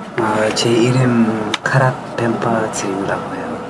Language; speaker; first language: Korean; non-native, learner; Tibetan